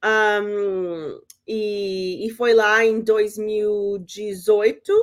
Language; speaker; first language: Portuguese; early bilingual, heritage; Portuguese